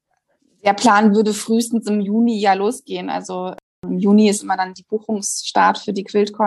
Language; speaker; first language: German; native; German